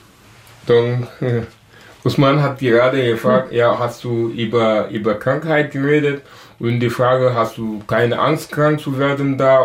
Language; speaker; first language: German; non-native, learner; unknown